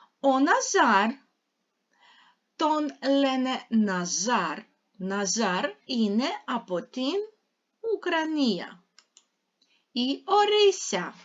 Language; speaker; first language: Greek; non-native, fluent; Ukrainian